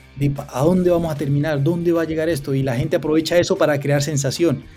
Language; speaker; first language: Spanish; native; Spanish